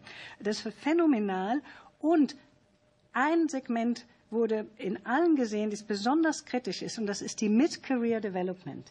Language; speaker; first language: German; native; German